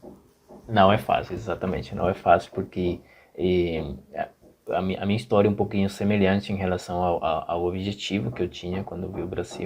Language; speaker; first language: Portuguese; non-native, fluent; Spanish